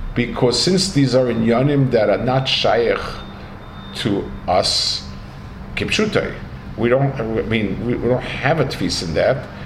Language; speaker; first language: English; native; English